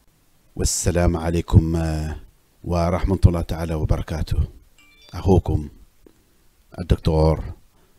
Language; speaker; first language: Arabic; native; Arabic